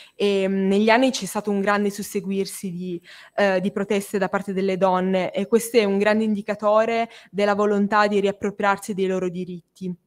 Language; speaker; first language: Italian; native; Italian